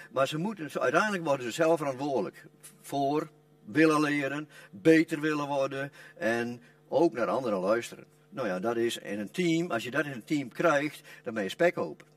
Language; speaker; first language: Dutch; non-native, local second language; Western Frisian